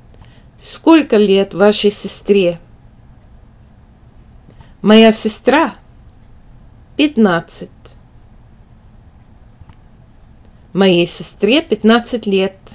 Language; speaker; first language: Russian; non-native, fluent; English